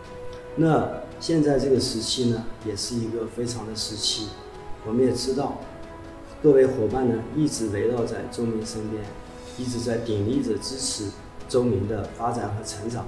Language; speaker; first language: Chinese; native; Chinese